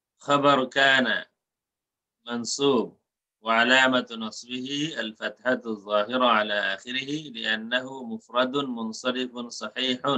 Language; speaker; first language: Arabic; non-native, fluent; Bangla